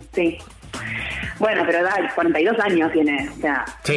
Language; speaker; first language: Spanish; native; Spanish